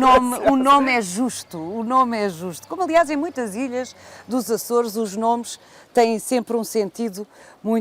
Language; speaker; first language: Portuguese; native; Portuguese